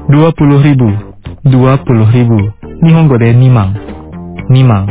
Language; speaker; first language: Japanese; non-native, fluent; Indonesian